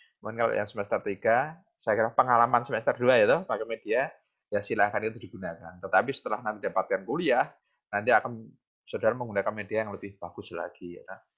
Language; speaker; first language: Indonesian; non-native, local second language; Javanese